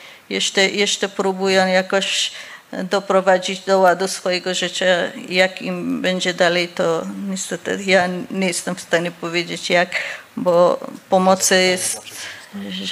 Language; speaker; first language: Polish; non-native, fluent; Persian